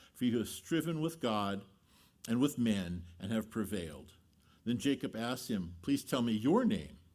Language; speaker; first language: English; native; English